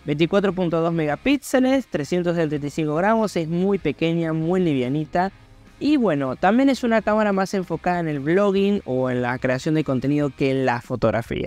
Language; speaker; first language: Spanish; native; Spanish